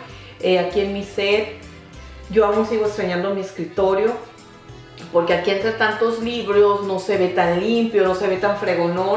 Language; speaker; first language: Spanish; native; Spanish